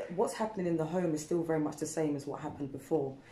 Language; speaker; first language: English; native; English